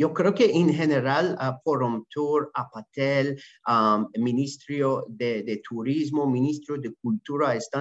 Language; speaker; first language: Spanish; non-native, learner; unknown